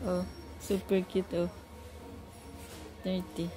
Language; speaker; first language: English; non-native, learner; Filipino